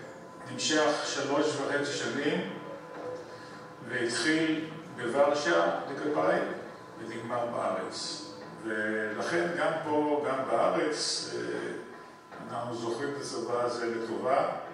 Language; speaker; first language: Hebrew; early bilingual, other home language; Polish